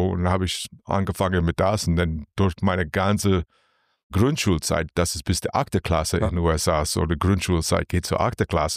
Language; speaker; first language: German; non-native, learner; English